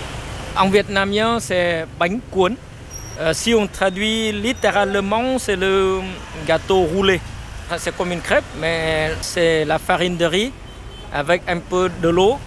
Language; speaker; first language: French; non-native, fluent; Vietnamese